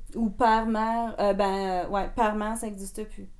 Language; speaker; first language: French; native; French